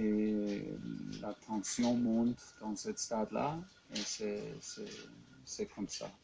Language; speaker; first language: French; non-native, fluent; German